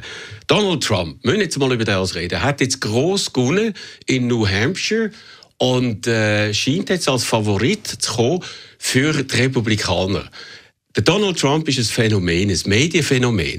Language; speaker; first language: German; native; German